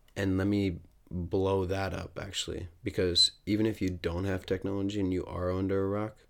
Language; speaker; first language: English; native; English